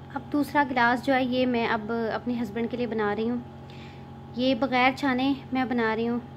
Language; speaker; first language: Urdu; native; Urdu